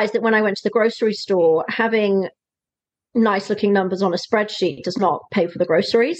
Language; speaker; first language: English; native; English